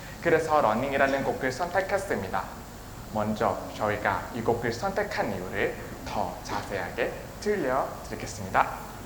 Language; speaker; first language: Korean; non-native, learner; Thai